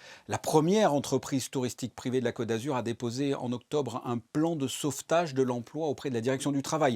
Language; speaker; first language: French; native; French